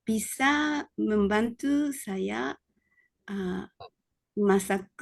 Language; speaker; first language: Indonesian; non-native, learner; Japanese